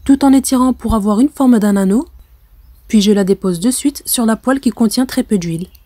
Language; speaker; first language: French; non-native, local second language; Arabic